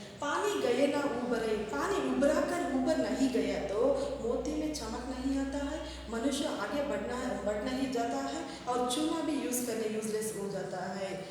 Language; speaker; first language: Hindi; non-native, local second language; Kannada